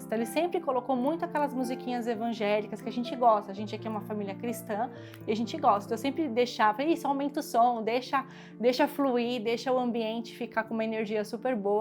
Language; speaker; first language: Portuguese; native; Portuguese